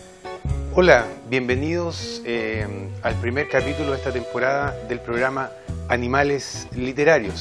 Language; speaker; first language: Spanish; native; Spanish